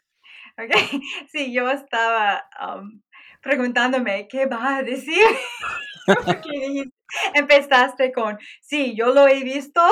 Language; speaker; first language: Spanish; non-native, fluent; English